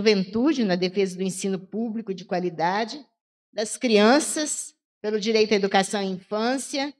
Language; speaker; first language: Portuguese; native; Portuguese